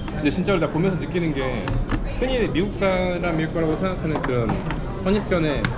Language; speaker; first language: Korean; native; Korean